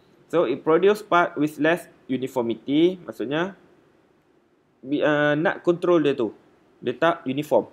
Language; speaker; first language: English; non-native, local second language; Malay